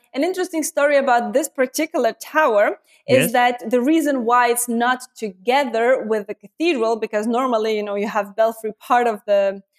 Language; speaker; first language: English; non-native, fluent; Lithuanian